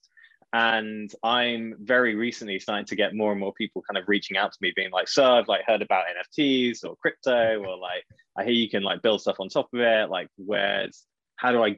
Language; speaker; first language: English; native; English